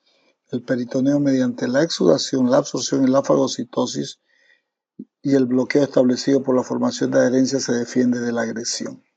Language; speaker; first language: Spanish; native; Spanish